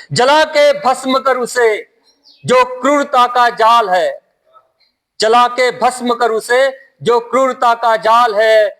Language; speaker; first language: Hindi; non-native, local second language; Marathi